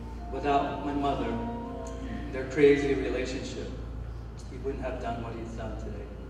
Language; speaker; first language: English; early bilingual, other home language; Chinese